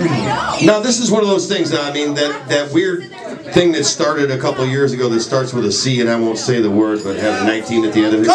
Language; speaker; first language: English; native; English